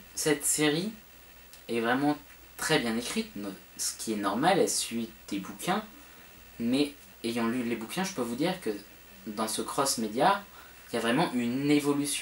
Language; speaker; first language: French; native; French